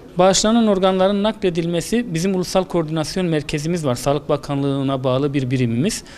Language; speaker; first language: Turkish; native; Turkish